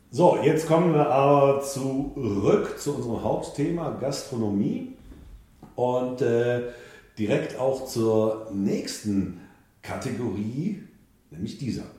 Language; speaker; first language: German; native; German